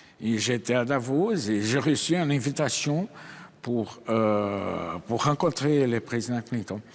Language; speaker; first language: French; non-native, fluent; Portuguese